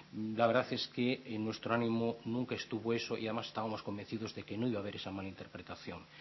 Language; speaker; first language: Spanish; non-native, local second language; Galician